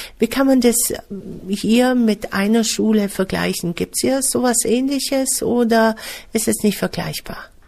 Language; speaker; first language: German; native; German